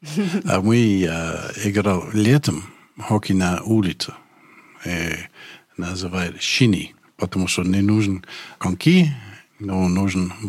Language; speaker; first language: Russian; non-native, learner; English